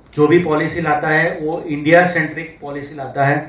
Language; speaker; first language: Hindi; non-native, local second language; Gujarati